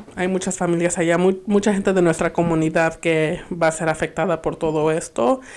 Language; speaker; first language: Spanish; early bilingual, heritage; Spanish